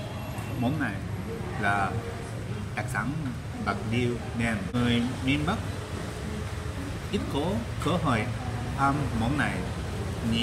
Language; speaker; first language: Vietnamese; non-native, learner; Japanese